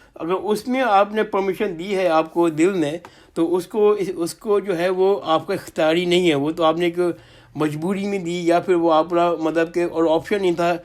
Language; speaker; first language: Urdu; native; Urdu